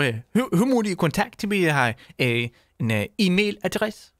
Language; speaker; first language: Danish; non-native, learner; Swedish